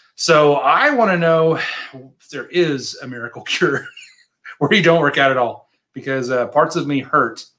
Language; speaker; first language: English; native; English